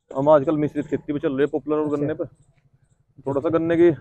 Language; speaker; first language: Hindi; native; Hindi